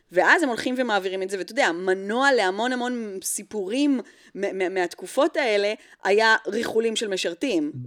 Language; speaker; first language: Hebrew; early bilingual, other home language; English